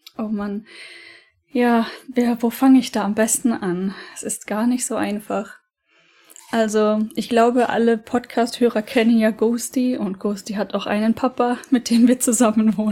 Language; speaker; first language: German; native; German